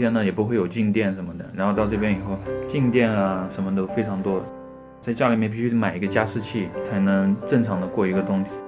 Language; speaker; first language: Chinese; native; Chinese